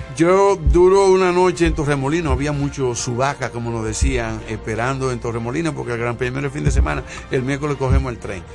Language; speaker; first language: Spanish; native; Spanish